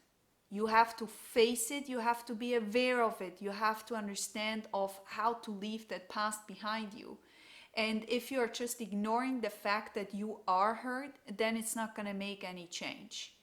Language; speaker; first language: English; non-native, fluent; German